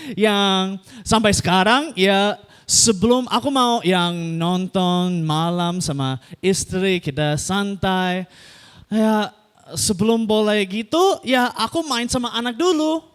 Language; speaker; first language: Indonesian; non-native, fluent; English